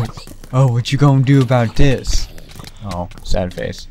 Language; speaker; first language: English; native; English